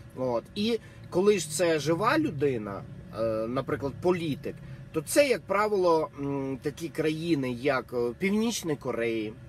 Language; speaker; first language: Ukrainian; non-native, local second language; Russian